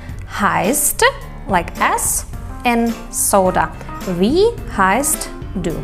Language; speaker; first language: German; non-native, fluent; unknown